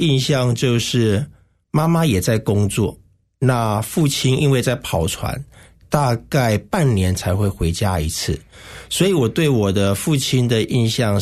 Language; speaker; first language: Chinese; native; Chinese